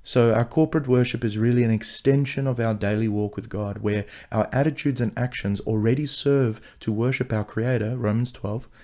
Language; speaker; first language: English; non-native, local second language; Afrikaans